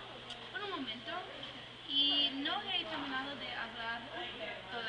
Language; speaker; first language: Spanish; non-native, learner; English